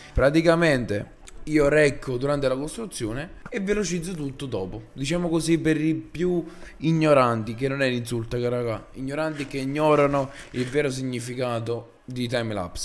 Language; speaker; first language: Italian; native; Italian